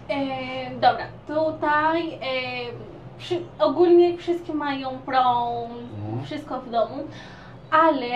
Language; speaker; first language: Polish; non-native, learner; Spanish